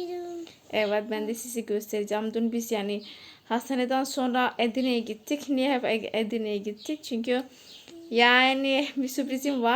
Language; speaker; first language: Turkish; non-native, fluent; Indonesian